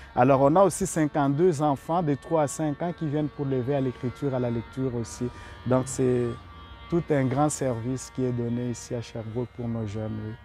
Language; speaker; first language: French; non-native, local second language; Rundi